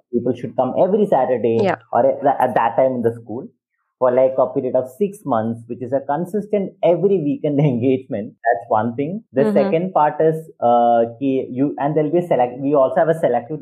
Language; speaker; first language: English; non-native, local second language; Malayalam